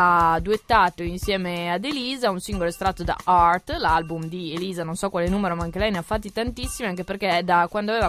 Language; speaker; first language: Italian; native; Italian